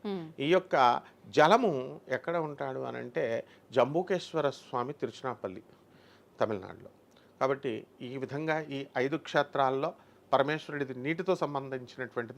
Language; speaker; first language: Telugu; native; Telugu